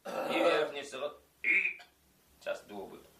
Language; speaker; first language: Russian; non-native, local second language; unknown